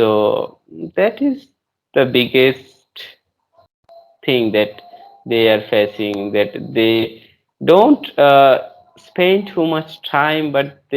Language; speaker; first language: English; non-native, learner; Bangla